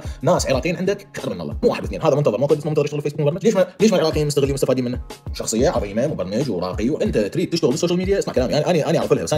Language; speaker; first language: Arabic; native; Arabic